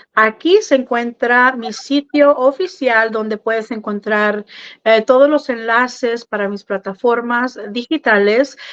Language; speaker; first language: Spanish; early bilingual, heritage; Spanish